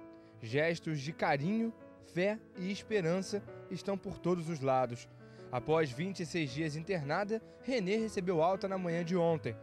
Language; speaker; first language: Portuguese; native; Portuguese